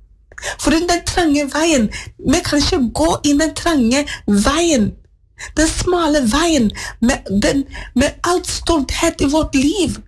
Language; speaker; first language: Norwegian; non-native, fluent; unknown